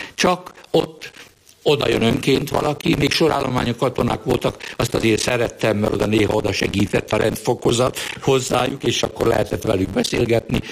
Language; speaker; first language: Hungarian; native; Hungarian